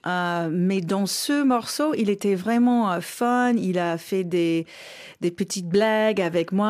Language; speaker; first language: French; non-native, fluent; English